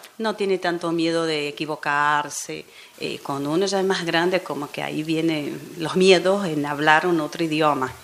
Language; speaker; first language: Spanish; non-native, fluent; Portuguese